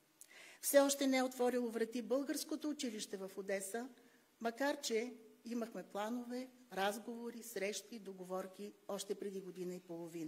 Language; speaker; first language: Bulgarian; native; Bulgarian